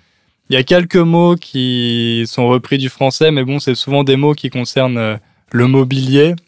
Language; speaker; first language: French; native; French